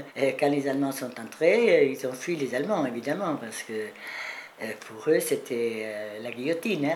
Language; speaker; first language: French; early bilingual, other home language; Spanish